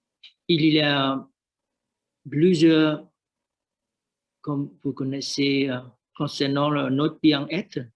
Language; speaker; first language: French; non-native, learner; Vietnamese